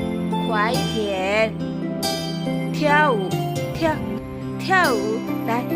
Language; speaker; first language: Chinese; non-native, fluent; Indonesian